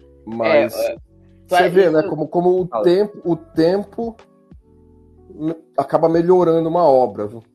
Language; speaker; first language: Portuguese; native; Portuguese